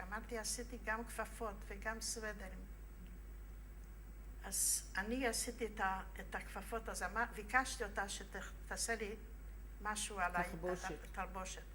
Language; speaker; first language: Hebrew; non-native, fluent; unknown